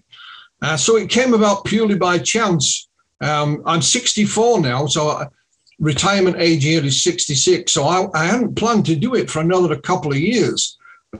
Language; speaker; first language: English; native; English